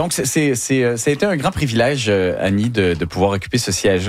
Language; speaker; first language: French; native; French